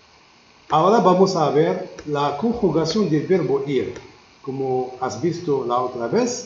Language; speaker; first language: Spanish; non-native, learner; Arabic